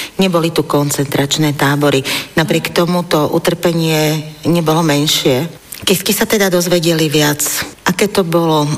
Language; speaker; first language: Slovak; native; Slovak